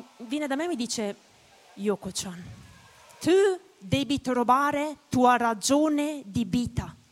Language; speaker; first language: Italian; native; Italian